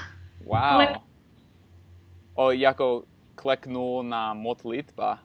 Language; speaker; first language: Czech; non-native, learner; English